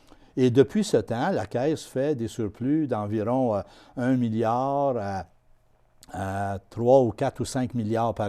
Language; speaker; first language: French; native; French